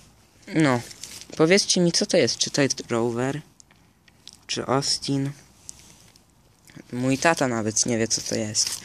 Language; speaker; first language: Polish; early bilingual, heritage; Polish